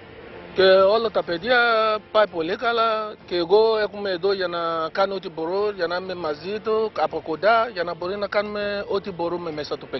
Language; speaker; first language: Greek; non-native, fluent; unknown